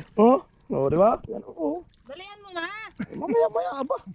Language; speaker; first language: Filipino; native; Filipino